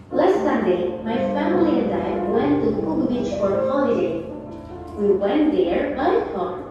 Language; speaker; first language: English; non-native, learner; Indonesian